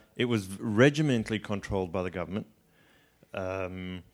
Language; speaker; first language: English; native; English